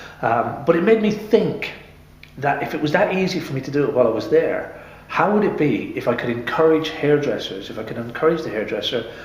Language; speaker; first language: English; native; English